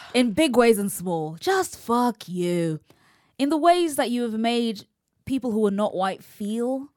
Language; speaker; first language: English; native; English